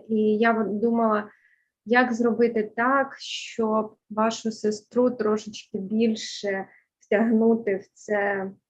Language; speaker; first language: Ukrainian; early bilingual, heritage; Ukrainian